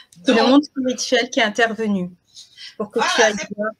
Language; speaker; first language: French; native; French